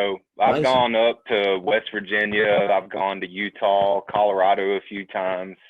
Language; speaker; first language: English; native; English